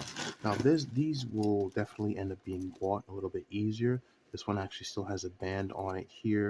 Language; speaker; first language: English; native; English